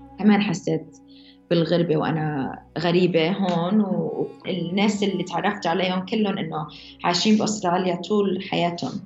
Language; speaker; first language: Arabic; early bilingual, heritage; Arabic